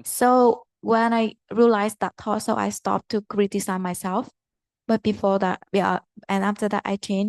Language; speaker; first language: English; non-native, learner; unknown